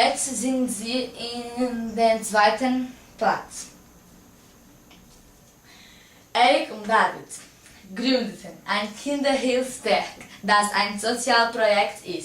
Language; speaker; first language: German; non-native, learner; Portuguese